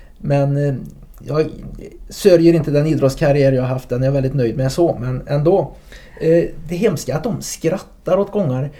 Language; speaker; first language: Swedish; native; Swedish